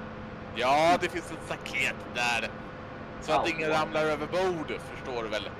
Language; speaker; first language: Swedish; native; Swedish